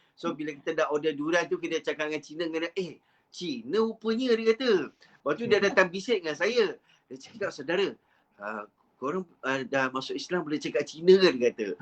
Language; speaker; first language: Malay; non-native, local second language; Chinese